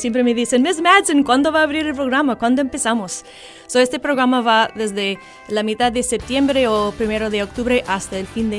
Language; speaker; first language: Spanish; non-native, fluent; English